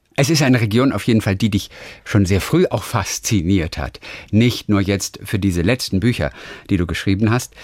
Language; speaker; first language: German; native; German